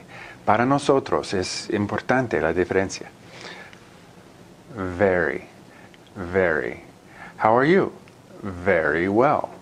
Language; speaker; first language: Spanish; non-native, learner; English